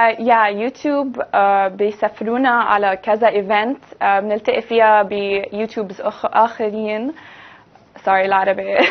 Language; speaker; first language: Arabic; early bilingual, heritage; Arabic